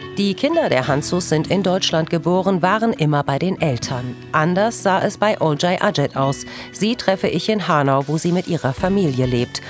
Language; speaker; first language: German; early bilingual, other home language; Turkish